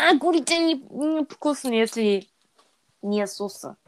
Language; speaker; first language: Russian; non-native, learner; Korean